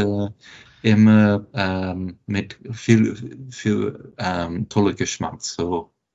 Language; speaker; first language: German; non-native, fluent; English